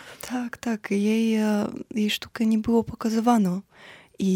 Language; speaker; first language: Polish; non-native, fluent; Ukrainian